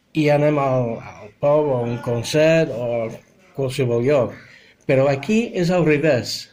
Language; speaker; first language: Catalan; non-native, fluent; English